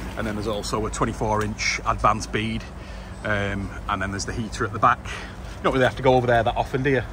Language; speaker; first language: English; native; English